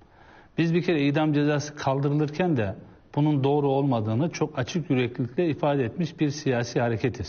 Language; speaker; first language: Turkish; native; Turkish